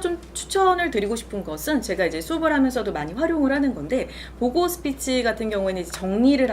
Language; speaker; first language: Korean; native; Korean